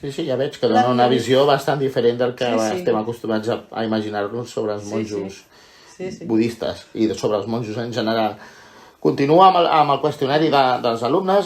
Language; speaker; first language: Catalan; native; Catalan